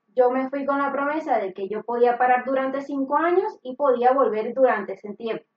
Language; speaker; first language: Spanish; native; Spanish